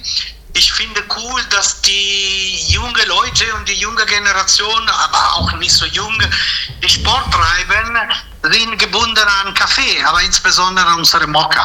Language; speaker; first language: German; non-native, fluent; Italian